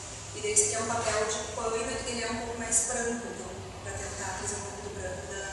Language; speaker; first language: Portuguese; native; Portuguese